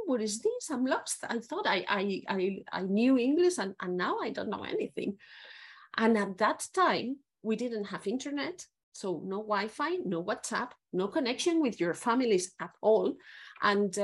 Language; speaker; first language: English; non-native, fluent; Spanish